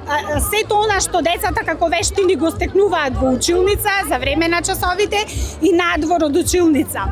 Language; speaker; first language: Macedonian; native; Macedonian